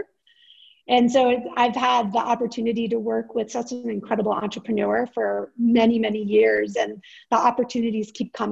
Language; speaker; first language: English; native; English